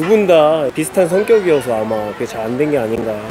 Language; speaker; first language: Korean; native; Korean